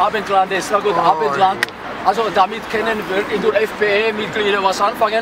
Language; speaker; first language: German; non-native, fluent; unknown